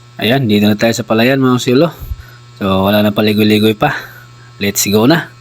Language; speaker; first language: Filipino; non-native, local second language; Cebuano